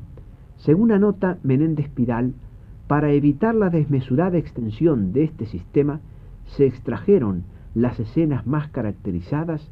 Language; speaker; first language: Spanish; native; Spanish